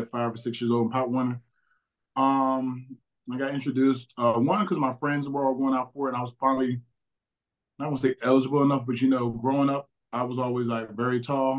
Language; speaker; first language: English; native; English